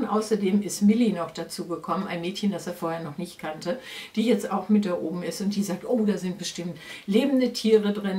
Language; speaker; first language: German; native; German